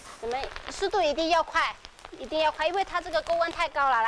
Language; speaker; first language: Chinese; native; Chinese